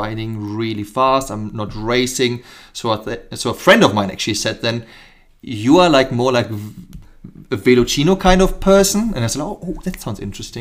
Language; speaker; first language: English; non-native, fluent; German